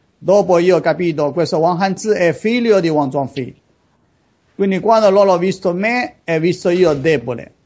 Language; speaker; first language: Italian; non-native, learner; Chinese